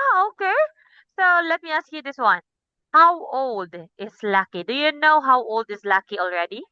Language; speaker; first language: English; non-native, local second language; Cebuano